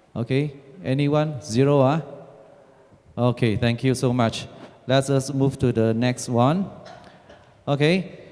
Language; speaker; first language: English; non-native, local second language; Chinese